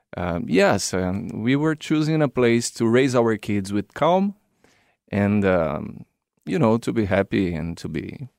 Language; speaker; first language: English; non-native, fluent; Portuguese